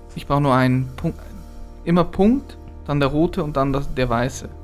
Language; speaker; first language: German; native; German